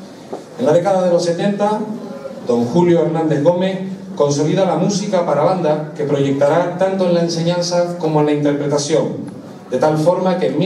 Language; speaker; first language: Spanish; native; Spanish